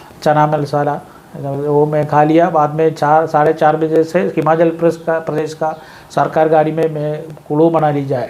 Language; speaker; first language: Hindi; non-native, local second language; Malayalam